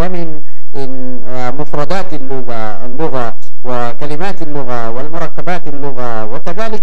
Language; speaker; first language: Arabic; non-native, fluent; Bangla